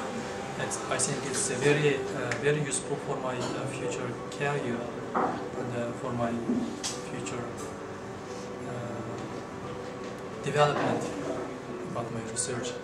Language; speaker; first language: English; non-native, learner; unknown